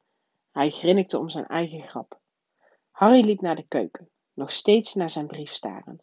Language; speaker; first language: Dutch; native; Dutch